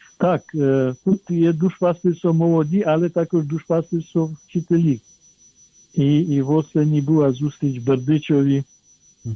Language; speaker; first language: Ukrainian; non-native, fluent; Polish